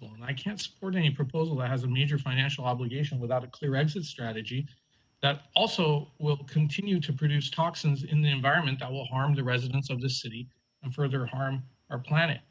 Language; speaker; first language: English; native; English